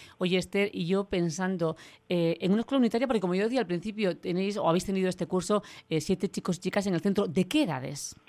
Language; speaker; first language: Spanish; native; Spanish